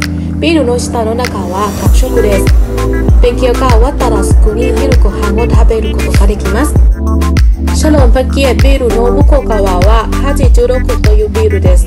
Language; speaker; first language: Japanese; non-native, learner; Thai